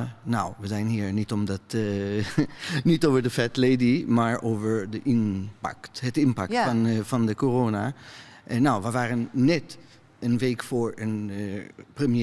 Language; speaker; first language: Dutch; non-native, fluent; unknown